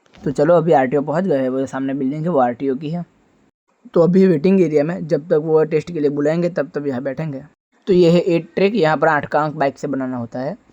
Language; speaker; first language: Hindi; non-native, local second language; Gujarati